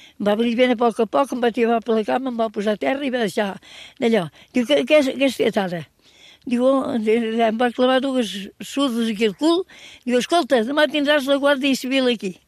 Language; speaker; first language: Catalan; native; Catalan